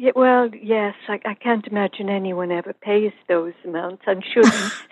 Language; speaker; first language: English; native; English